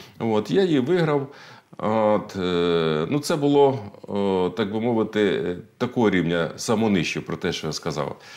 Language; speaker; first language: Ukrainian; native; Ukrainian